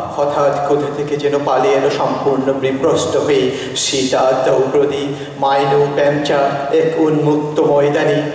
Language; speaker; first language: Bangla; non-native, local second language; Manipuri